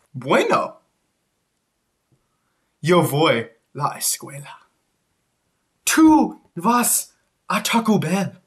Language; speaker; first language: Spanish; non-native, learner; English